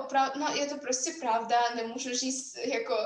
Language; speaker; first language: Czech; non-native, fluent; Russian